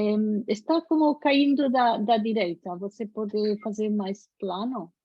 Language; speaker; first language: Portuguese; non-native, fluent; Spanish